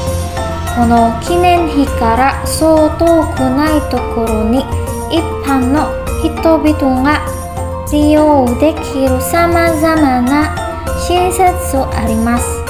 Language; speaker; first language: Japanese; non-native, learner; Indonesian